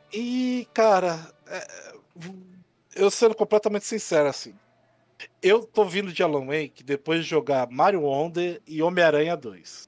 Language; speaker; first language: Portuguese; native; Portuguese